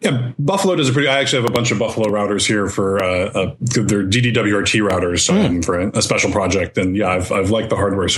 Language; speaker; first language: English; native; English